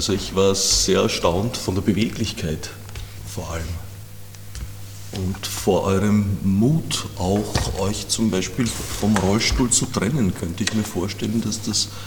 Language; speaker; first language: German; native; German